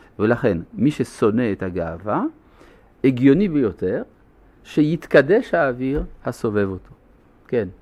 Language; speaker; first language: Hebrew; non-native, fluent; French